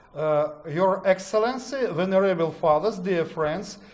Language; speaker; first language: English; non-native, fluent; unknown